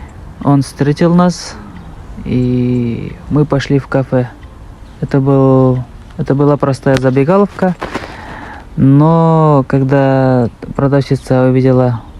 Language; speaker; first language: Russian; non-native, local second language; Tatar